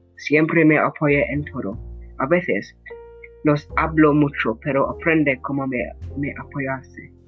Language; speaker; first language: Spanish; non-native, learner; English